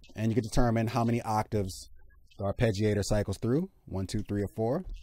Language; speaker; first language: English; native; English